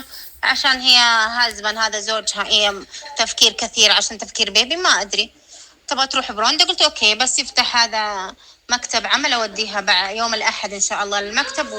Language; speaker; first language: Arabic; non-native, learner; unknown